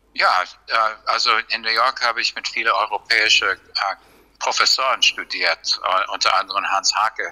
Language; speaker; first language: German; non-native, fluent; English